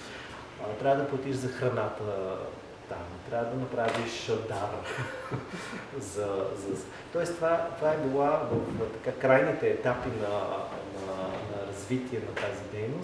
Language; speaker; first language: Bulgarian; native; Bulgarian